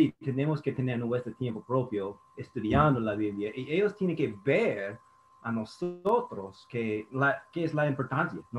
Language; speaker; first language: Spanish; non-native, fluent; English